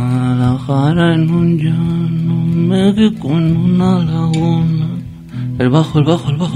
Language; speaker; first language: Spanish; native; Spanish